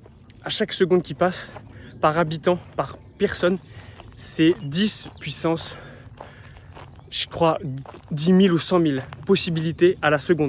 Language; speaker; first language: French; native; French